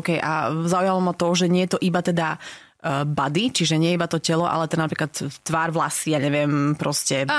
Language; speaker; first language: Slovak; native; Slovak